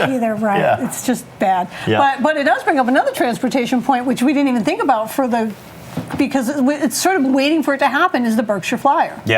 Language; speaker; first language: English; native; English